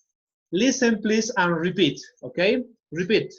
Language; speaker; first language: English; non-native, fluent; Spanish